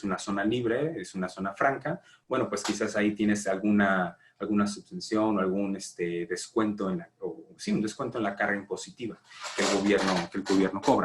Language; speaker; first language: Spanish; native; Spanish